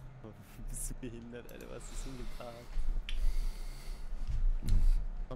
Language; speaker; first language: German; native; German